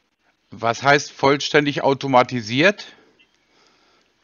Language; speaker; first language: German; native; German